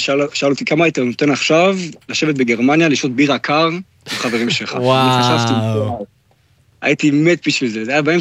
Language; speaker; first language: Hebrew; non-native, fluent; German